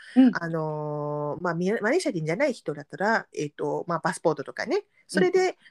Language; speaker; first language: Japanese; non-native, fluent; Malay